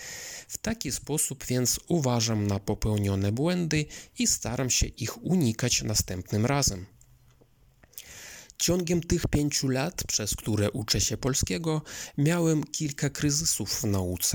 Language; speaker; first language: Polish; non-native, fluent; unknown